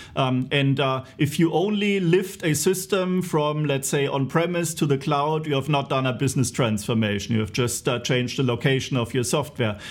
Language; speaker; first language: English; non-native, fluent; German